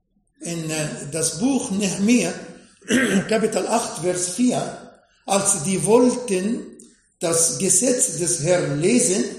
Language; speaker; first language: German; non-native, fluent; Arabic